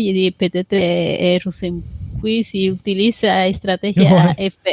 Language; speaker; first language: French; non-native, fluent; Spanish